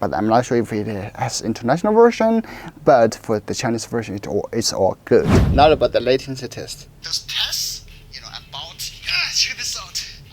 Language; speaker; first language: English; non-native, local second language; Chinese